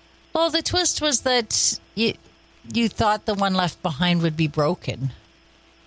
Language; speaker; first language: English; native; English